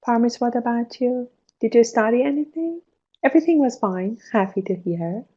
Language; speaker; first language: English; non-native, fluent; Persian